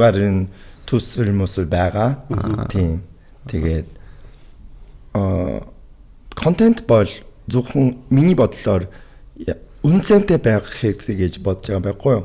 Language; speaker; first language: Mongolian; non-native, fluent; Korean